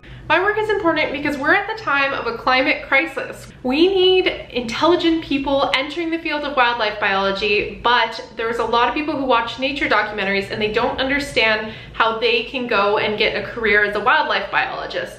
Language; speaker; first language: English; native; English